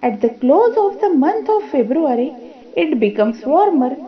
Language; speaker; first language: English; non-native, local second language; Marathi